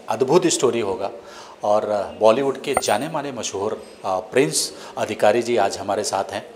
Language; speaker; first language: Hindi; native; Hindi